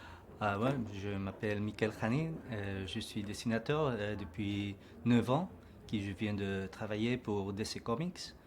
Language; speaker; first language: French; non-native, learner; Spanish